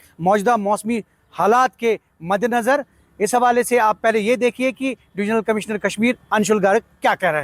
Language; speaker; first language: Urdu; non-native, local second language; Kashmiri